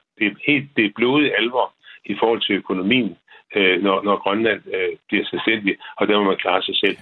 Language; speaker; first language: Danish; native; Danish